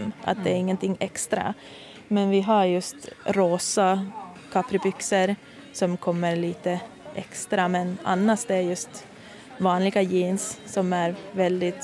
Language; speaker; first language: Swedish; non-native, fluent; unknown